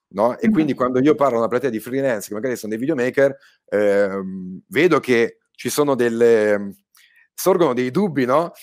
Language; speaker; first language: Italian; native; Italian